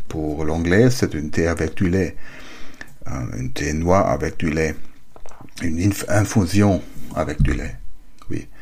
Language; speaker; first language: French; non-native, learner; German